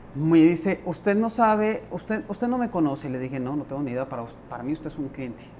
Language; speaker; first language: Spanish; native; Spanish